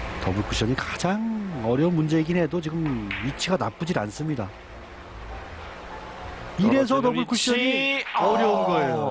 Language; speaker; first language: Korean; native; Korean